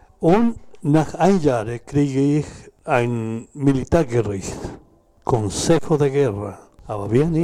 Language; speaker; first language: German; non-native, learner; Spanish